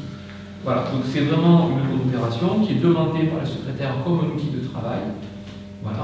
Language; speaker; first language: French; native; French